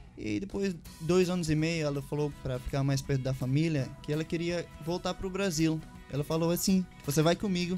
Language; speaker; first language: Portuguese; non-native, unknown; Dutch